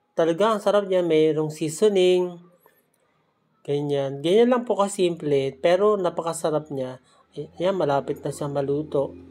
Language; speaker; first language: Filipino; non-native, local second language; Hiligaynon